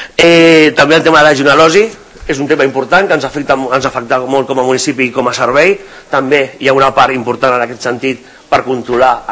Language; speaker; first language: Catalan; native; Catalan